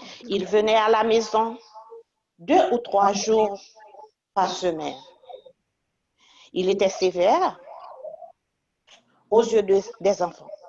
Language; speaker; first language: French; non-native, local second language; Haitian Creole